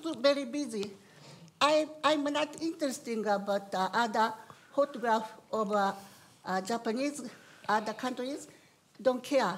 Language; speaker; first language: English; non-native, learner; Japanese